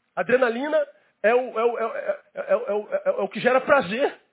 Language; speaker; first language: Portuguese; native; Portuguese